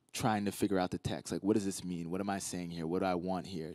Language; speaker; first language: English; native; English